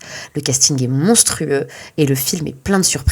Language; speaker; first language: French; native; French